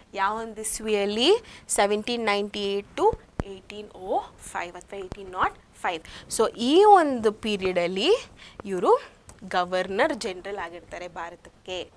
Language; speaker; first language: Kannada; native; Kannada